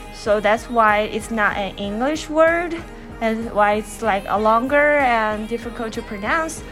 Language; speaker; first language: English; non-native, fluent; Chinese